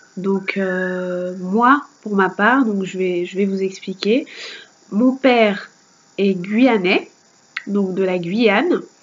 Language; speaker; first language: French; native; French